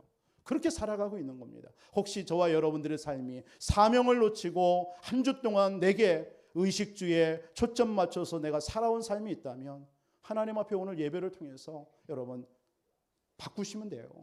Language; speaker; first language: Korean; native; Korean